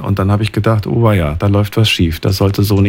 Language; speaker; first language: German; native; German